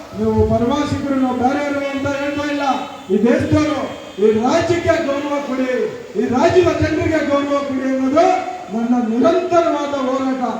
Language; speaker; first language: Kannada; native; Kannada